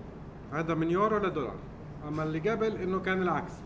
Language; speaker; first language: Arabic; native; Arabic